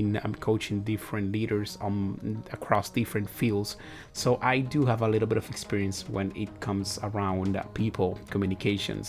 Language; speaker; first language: English; non-native, fluent; Spanish